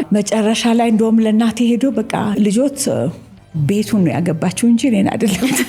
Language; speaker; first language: Amharic; native; Amharic